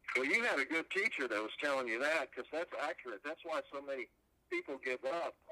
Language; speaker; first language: English; native; English